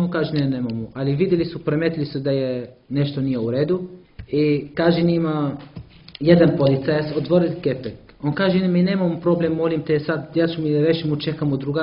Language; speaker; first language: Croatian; non-native, learner; Arabic